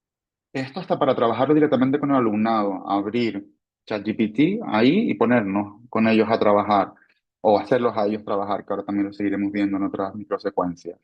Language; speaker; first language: Spanish; native; Spanish